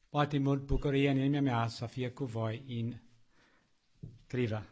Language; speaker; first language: Romanian; non-native, learner; English